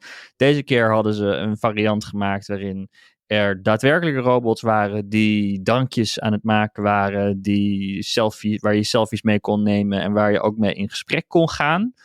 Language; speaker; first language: Dutch; native; Dutch